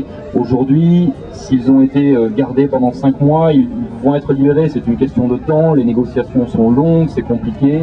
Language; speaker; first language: French; native; French